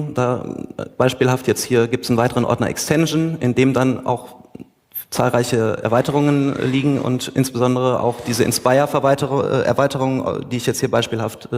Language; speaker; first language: German; native; German